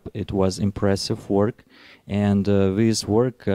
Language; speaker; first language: English; non-native, fluent; Russian